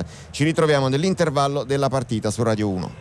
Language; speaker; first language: Italian; native; Italian